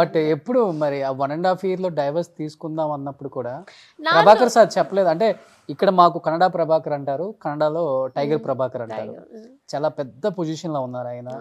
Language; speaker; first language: Telugu; native; Telugu